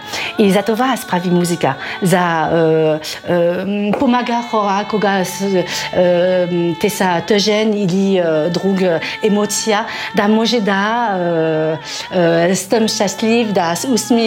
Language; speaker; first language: Bulgarian; non-native, learner; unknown